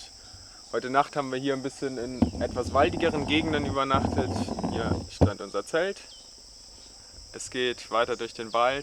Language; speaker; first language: German; native; German